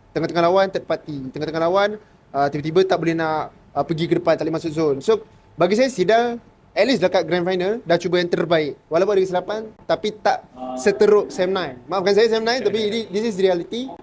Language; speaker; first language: Malay; native; Malay